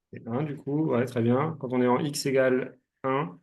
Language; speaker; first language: French; native; French